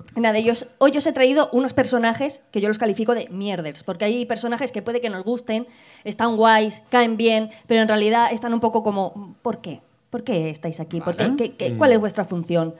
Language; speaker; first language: Spanish; native; Spanish